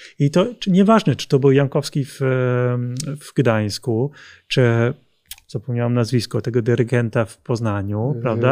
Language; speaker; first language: Polish; non-native, fluent; Dutch